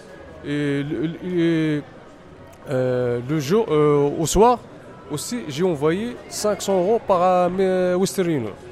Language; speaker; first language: French; non-native, learner; Arabic